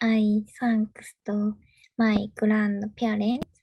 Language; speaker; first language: English; non-native, learner; Japanese